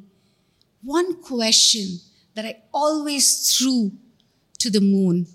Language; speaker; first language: English; non-native, local second language; Tamil